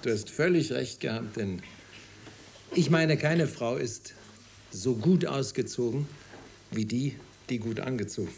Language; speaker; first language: German; native; German